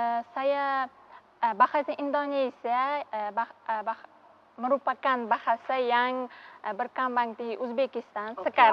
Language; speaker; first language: Indonesian; non-native, learner; Uzbek